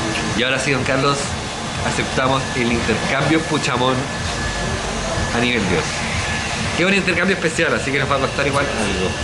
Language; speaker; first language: Spanish; native; Spanish